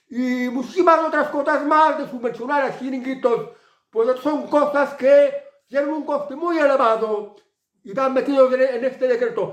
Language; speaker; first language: Spanish; native; Spanish